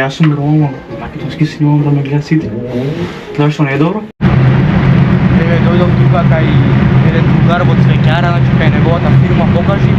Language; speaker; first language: Macedonian; non-native, local second language; Romany